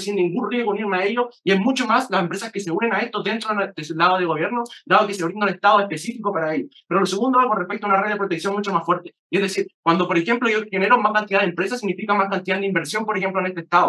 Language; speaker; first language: Spanish; native; Spanish